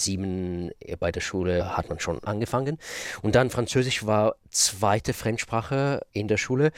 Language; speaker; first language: German; non-native, fluent; Russian